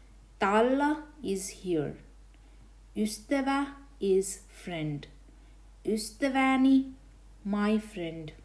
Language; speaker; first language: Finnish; non-native, fluent; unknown